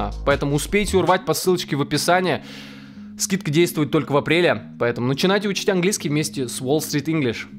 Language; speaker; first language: Russian; native; Russian